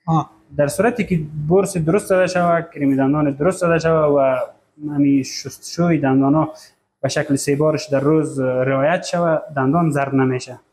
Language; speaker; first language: Persian; native; Persian